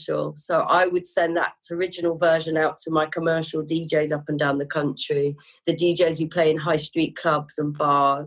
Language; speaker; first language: English; native; English